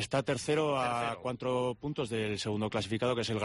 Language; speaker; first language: Spanish; native; Spanish